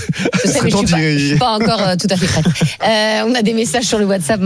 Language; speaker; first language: French; native; French